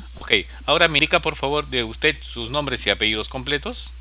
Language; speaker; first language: Spanish; native; Spanish